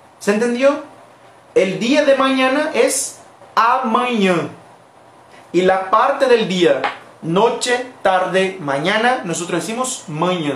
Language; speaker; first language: Spanish; non-native, fluent; Portuguese